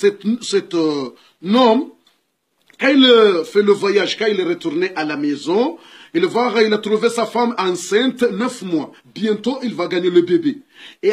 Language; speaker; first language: French; non-native, learner; Comorian